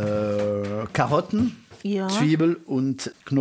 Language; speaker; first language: German; early bilingual, heritage; French